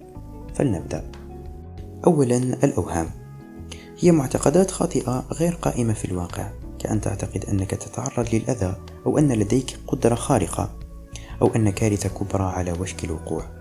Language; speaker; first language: Arabic; native; Arabic